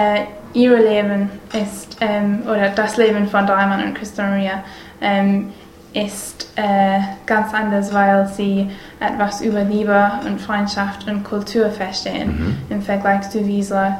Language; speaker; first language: German; non-native, learner; English